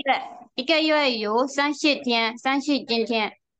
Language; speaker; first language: Chinese; non-native, learner; Burmese